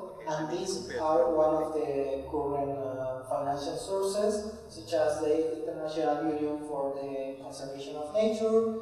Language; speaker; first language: English; non-native, fluent; Spanish